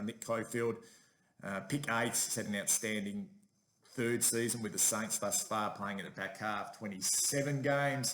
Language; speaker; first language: English; native; English